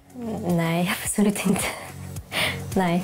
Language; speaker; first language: Swedish; non-native, fluent; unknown